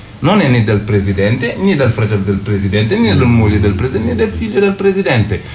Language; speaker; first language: Italian; non-native, fluent; Wolof